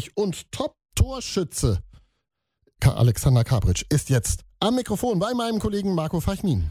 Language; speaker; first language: German; native; German